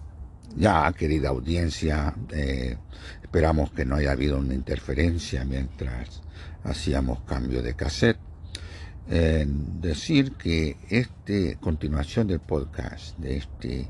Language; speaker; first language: Spanish; native; Spanish